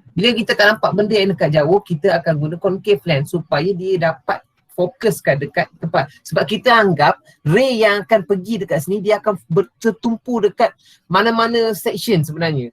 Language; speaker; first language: Malay; non-native, local second language; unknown